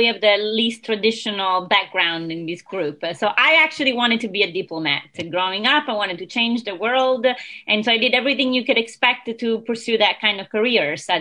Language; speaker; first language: English; non-native, fluent; Italian